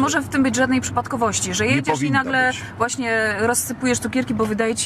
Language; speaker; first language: Polish; native; Polish